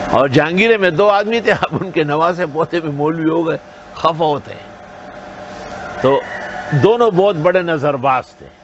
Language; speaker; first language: Urdu; non-native, local second language; Pashto